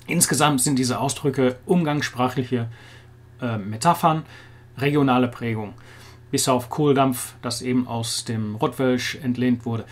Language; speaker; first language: German; non-native, fluent; English